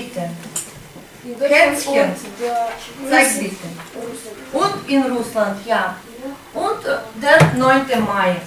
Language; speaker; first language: German; non-native, fluent; Russian